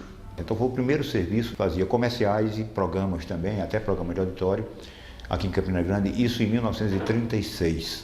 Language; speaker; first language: Portuguese; native; Portuguese